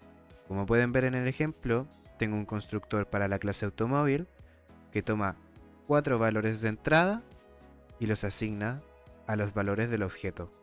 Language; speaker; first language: Spanish; native; Spanish